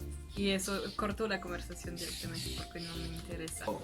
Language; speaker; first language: Spanish; non-native, fluent; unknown